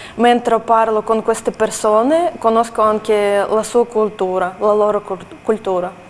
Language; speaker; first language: Italian; non-native, fluent; Russian